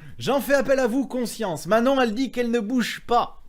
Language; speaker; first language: French; native; French